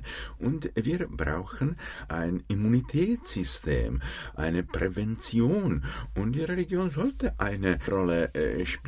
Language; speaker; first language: German; non-native, fluent; Czech